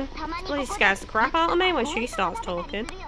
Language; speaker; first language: English; native; English